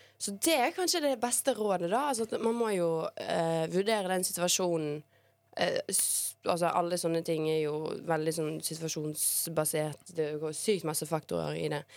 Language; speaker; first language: Norwegian; early bilingual, other home language; Bosnian